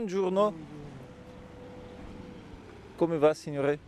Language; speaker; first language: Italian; non-native, learner; French